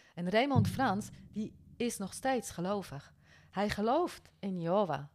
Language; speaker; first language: Dutch; non-native, fluent; French